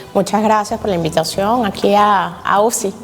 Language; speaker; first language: Spanish; native; Spanish